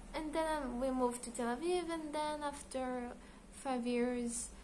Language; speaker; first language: English; non-native, learner; Hebrew